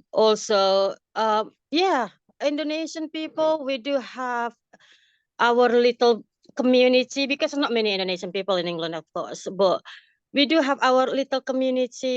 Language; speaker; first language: English; non-native, fluent; Indonesian